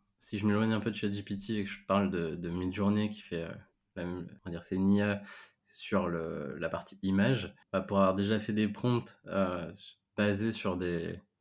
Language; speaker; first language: French; native; French